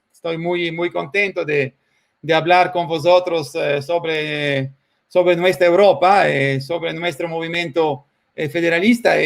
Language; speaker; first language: Spanish; non-native, fluent; Italian